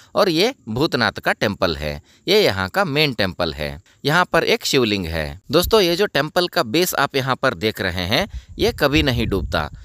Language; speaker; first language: Hindi; non-native, local second language; Kannada